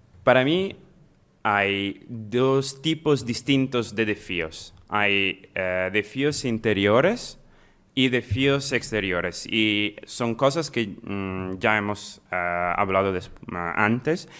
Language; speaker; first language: Spanish; non-native, fluent; Italian